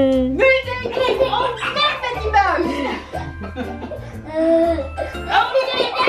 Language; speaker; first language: Dutch; native; Dutch